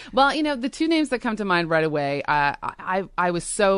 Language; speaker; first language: English; native; English